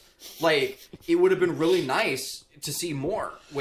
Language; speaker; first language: English; native; English